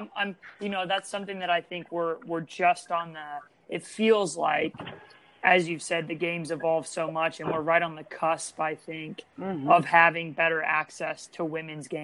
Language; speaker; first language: English; native; English